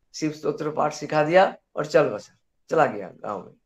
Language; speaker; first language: Hindi; native; Hindi